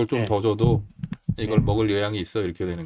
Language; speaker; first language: Korean; native; Korean